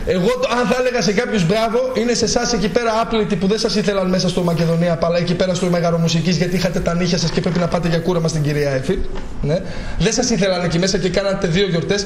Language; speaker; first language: Greek; native; Greek